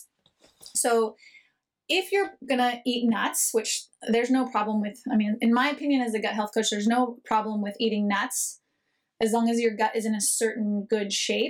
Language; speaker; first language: English; native; English